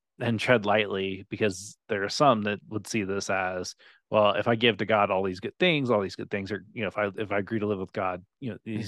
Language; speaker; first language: English; native; English